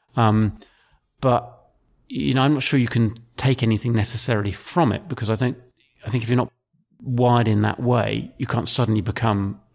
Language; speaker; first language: English; native; English